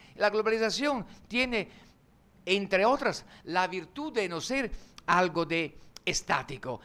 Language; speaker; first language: Spanish; non-native, fluent; Italian